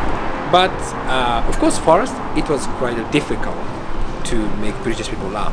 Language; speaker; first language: English; non-native, fluent; Japanese